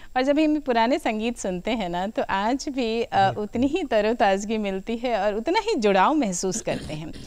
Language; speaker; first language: Hindi; native; Hindi